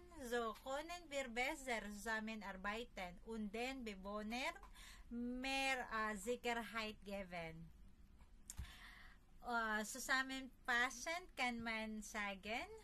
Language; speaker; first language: German; non-native, learner; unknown